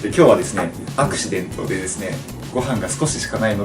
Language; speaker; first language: Japanese; native; Japanese